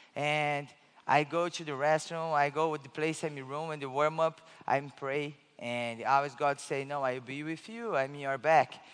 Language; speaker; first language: English; non-native, learner; Portuguese